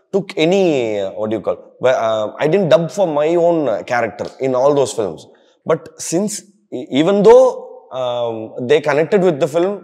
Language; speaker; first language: English; non-native, local second language; Tamil